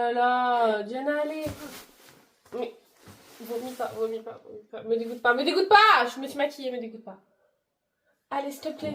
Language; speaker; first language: French; native; French